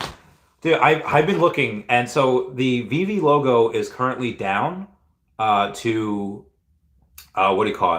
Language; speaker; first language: English; native; English